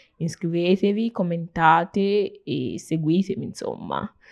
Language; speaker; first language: Italian; non-native, fluent; Nigerian Pidgin